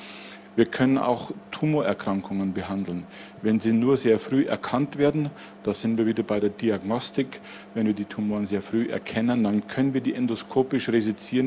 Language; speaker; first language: German; native; German